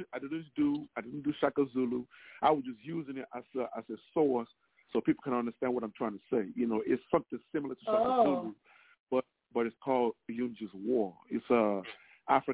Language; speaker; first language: English; non-native, local second language; Igbo